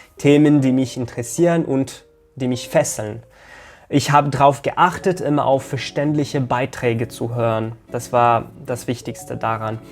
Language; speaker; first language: German; non-native, fluent; Arabic